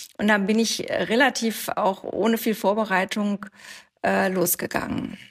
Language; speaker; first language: German; native; German